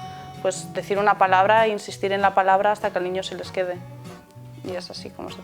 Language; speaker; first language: Spanish; native; Spanish